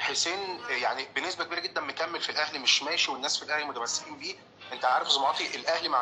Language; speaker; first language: Arabic; native; Arabic